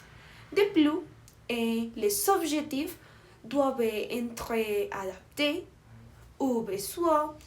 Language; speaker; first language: French; non-native, fluent; Spanish